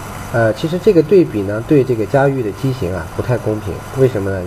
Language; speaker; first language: Chinese; native; Chinese